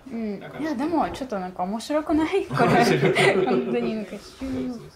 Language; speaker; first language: Japanese; non-native, fluent; Russian